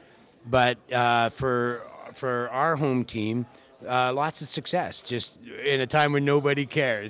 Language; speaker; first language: English; native; English